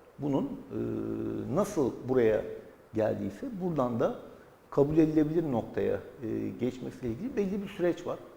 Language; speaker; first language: Turkish; native; Turkish